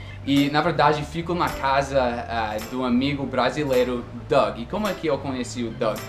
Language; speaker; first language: Portuguese; non-native, fluent; English